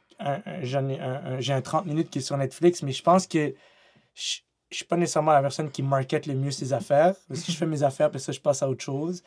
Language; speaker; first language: French; native; French